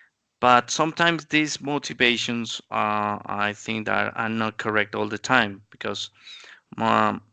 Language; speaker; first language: English; non-native, learner; Spanish